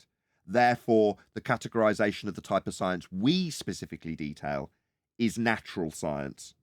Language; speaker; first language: English; native; English